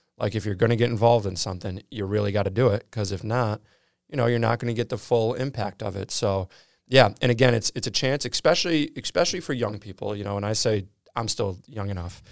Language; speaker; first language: English; native; English